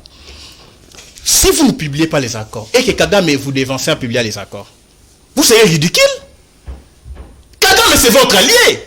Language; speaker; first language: French; non-native, local second language; Lingala